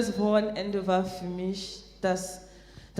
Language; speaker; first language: German; non-native, fluent; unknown